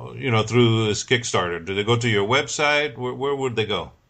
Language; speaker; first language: English; native; English